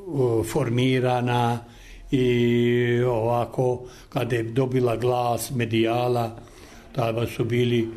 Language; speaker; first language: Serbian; non-native, local second language; Albanian